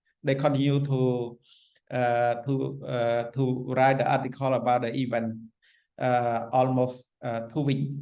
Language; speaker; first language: English; non-native, fluent; Khmer